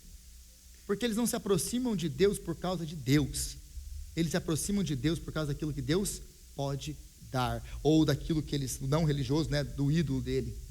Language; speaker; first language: Portuguese; native; Portuguese